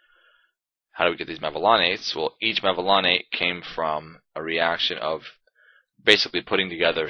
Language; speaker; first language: English; native; English